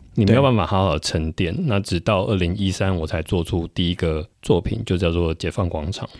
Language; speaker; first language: Chinese; non-native, local second language; Min Nan Chinese